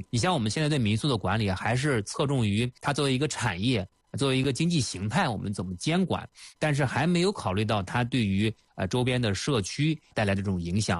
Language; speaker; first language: Chinese; native; Chinese